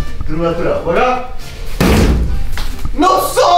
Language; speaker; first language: Polish; native; Polish